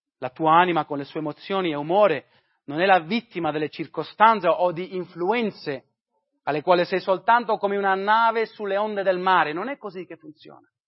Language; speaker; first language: Italian; non-native, fluent; English